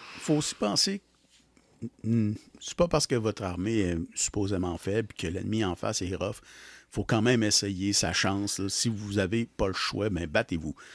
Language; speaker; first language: French; native; French